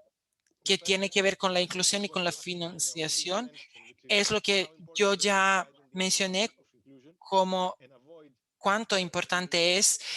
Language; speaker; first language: Spanish; non-native, fluent; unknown